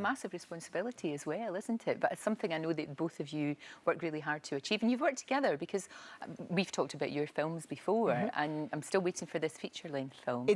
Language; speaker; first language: English; native; English